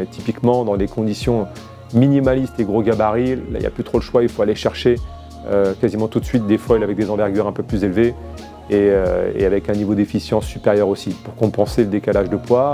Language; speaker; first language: French; native; French